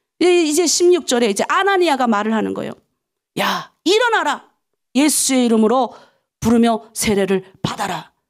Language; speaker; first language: Korean; native; Korean